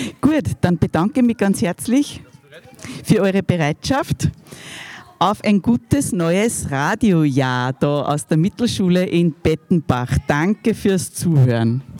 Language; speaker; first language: German; native; German